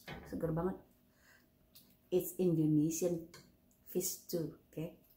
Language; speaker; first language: English; non-native, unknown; Indonesian